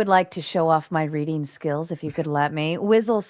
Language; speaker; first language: English; native; English